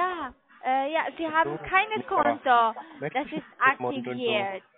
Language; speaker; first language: German; non-native, learner; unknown